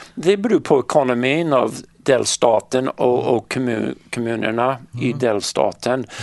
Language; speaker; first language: Swedish; non-native, fluent; English